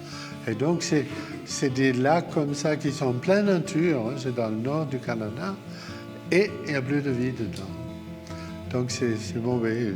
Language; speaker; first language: French; non-native, fluent; German